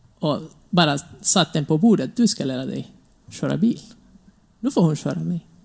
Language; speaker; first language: Swedish; non-native, fluent; Kurdish